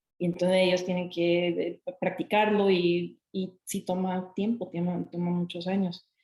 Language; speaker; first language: Spanish; early bilingual, heritage; Spanish